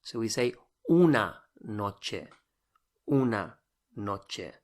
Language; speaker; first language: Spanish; non-native, fluent; English